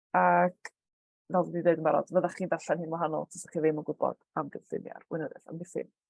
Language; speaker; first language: Welsh; native; Welsh